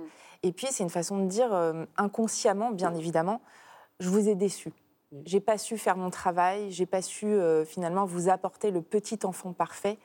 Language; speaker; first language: French; native; French